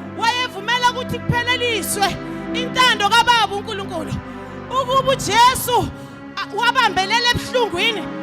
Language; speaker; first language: Zulu; non-native, local second language; South Ndebele